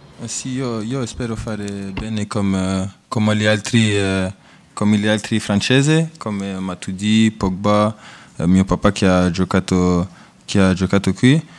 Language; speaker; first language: Italian; non-native, learner; French